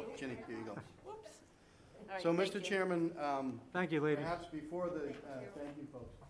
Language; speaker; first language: English; native; English